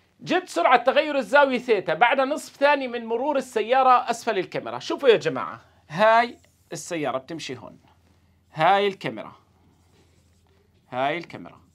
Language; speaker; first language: Arabic; native; Arabic